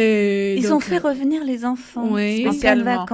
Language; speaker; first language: French; native; French